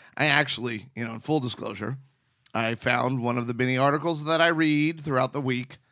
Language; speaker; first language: English; native; English